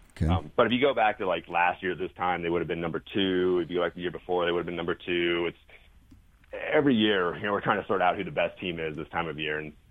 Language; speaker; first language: English; native; English